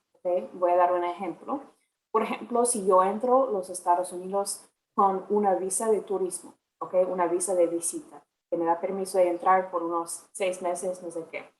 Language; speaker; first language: Spanish; non-native, fluent; English